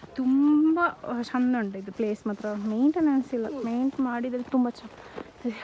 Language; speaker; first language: Kannada; non-native, local second language; Tulu